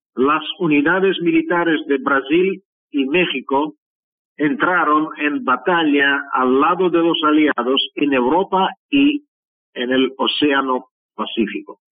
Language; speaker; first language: Spanish; non-native, fluent; Russian